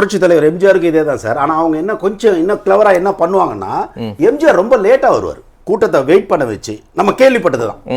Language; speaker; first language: Tamil; native; Tamil